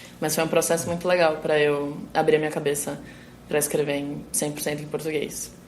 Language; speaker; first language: Portuguese; native; Portuguese